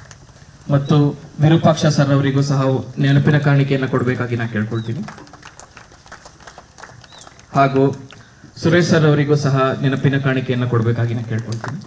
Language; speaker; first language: Kannada; native; Kannada